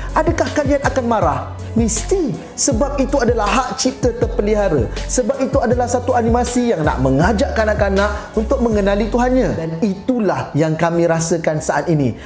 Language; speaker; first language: Malay; native; Malay